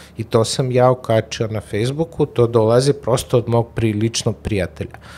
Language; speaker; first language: Serbian; non-native, fluent; Russian